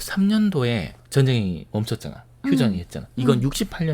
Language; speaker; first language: Korean; native; Korean